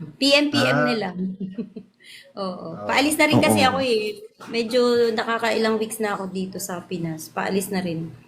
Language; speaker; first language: Filipino; non-native, local second language; Cebuano